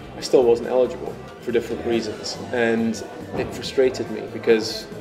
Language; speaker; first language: English; native; English